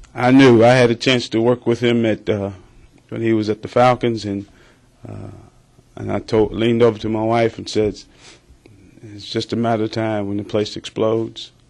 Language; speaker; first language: English; native; English